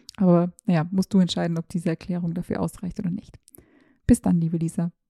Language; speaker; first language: German; early bilingual, other home language; Serbian